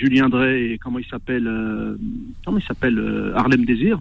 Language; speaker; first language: French; early bilingual, other home language; Arabic